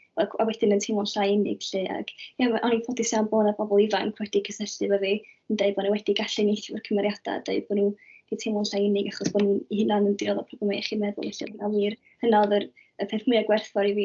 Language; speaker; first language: Welsh; native; Welsh